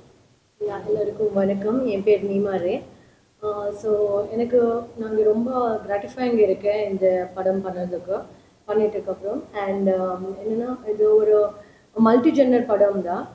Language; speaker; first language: Tamil; non-native, learner; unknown